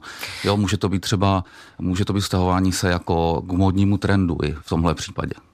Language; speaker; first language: Czech; native; Czech